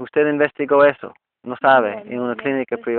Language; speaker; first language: Spanish; non-native, learner; English